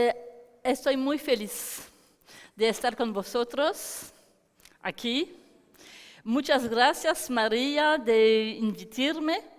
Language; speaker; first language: Spanish; non-native, learner; French